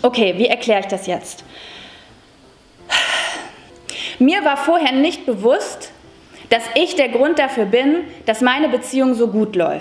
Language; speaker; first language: German; native; German